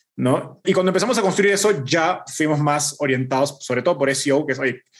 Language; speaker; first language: Spanish; native; Spanish